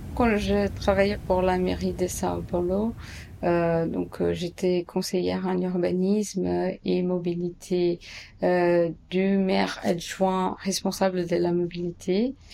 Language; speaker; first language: French; non-native, fluent; Portuguese